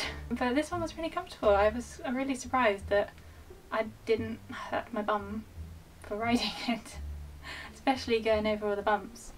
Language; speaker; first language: English; native; English